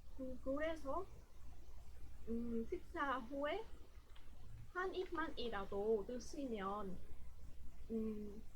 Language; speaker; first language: Korean; non-native, learner; Vietnamese